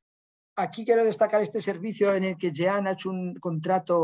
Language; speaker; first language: Spanish; native; Spanish